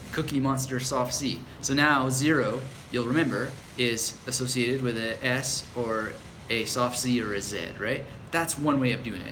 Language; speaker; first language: English; native; English